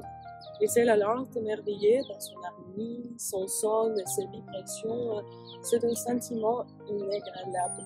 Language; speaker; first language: French; non-native, fluent; English